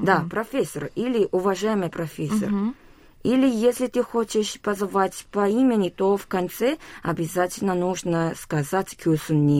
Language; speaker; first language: Russian; non-native, local second language; Korean